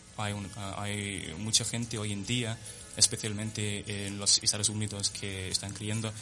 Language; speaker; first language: Spanish; non-native, fluent; English